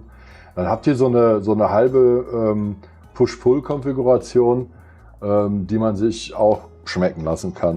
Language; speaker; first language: German; native; German